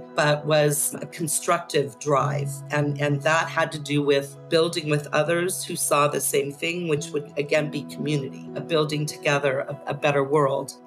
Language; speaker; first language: English; native; English